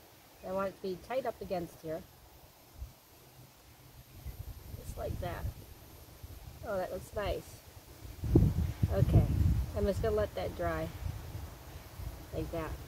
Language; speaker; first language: English; native; English